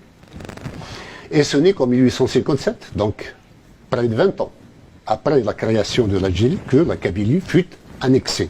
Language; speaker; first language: French; non-native, local second language; Kabyle